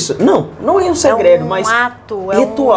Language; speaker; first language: Portuguese; non-native, learner; Yoruba